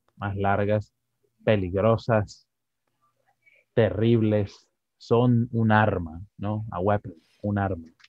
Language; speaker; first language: Spanish; native; Spanish